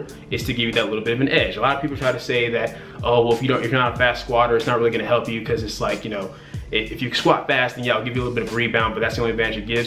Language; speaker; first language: English; native; English